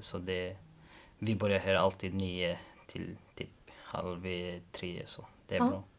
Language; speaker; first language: Swedish; non-native, learner; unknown